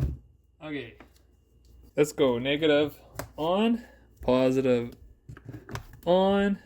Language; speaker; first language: English; native; English